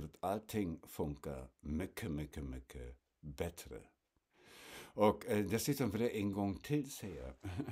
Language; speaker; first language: Swedish; non-native, fluent; German